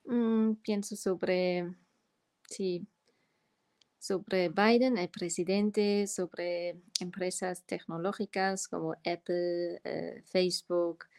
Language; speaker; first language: Spanish; non-native, learner; German